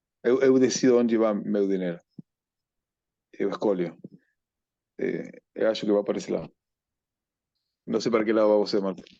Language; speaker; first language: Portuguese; non-native, fluent; Spanish